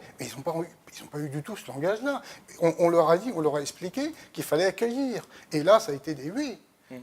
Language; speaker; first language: French; native; French